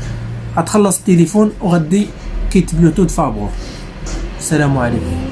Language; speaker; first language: Arabic; native; Arabic